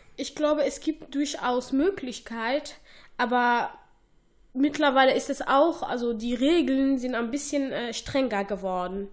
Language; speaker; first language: German; non-native, fluent; Somali